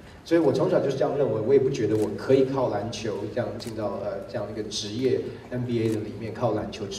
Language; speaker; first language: Chinese; native; Chinese